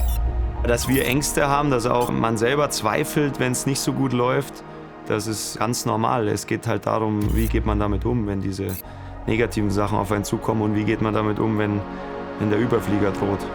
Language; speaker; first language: German; native; German